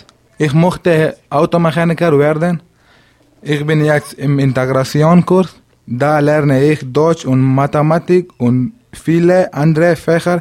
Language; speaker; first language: German; non-native, learner; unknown